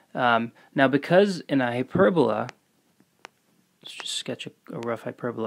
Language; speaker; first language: English; native; English